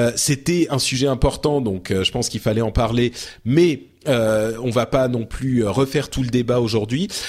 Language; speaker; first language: French; early bilingual, other home language; Arabic